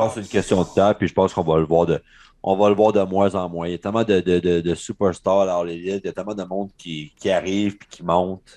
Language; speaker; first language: French; native; French